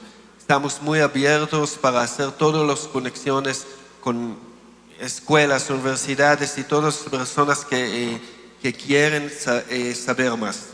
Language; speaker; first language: Spanish; non-native, learner; Hebrew